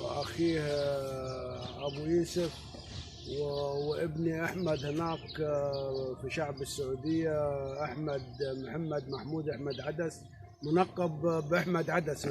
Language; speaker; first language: Arabic; native; Arabic